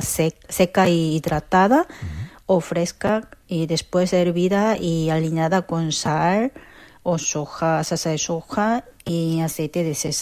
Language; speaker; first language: Spanish; non-native, fluent; Korean